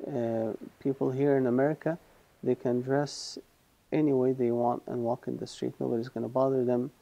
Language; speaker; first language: English; non-native, fluent; Arabic